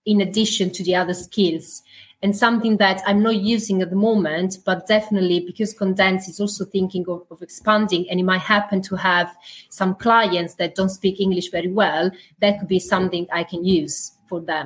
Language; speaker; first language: English; non-native, fluent; Italian